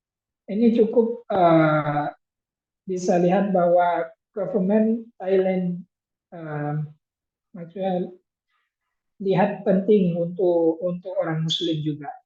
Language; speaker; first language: Indonesian; non-native, fluent; Thai